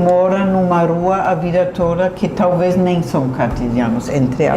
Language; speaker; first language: Portuguese; non-native, fluent; German